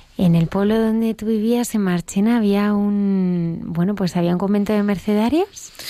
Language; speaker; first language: Spanish; native; Spanish